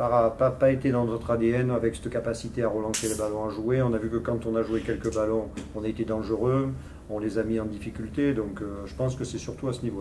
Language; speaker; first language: French; native; French